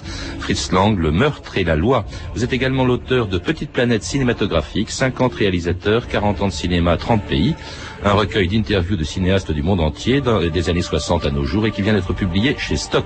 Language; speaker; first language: French; native; French